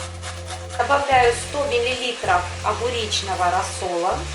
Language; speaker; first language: Russian; native; Russian